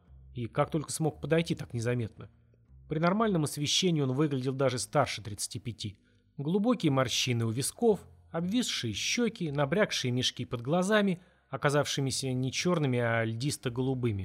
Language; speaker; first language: Russian; native; Russian